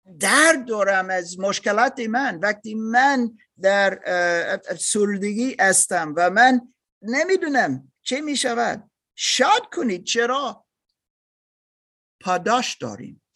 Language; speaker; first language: Persian; non-native, learner; English